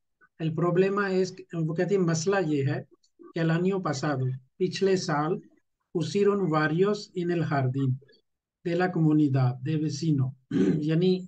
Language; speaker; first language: Spanish; non-native, fluent; Urdu